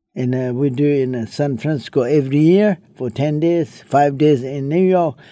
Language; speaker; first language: English; early bilingual, other home language; Chinese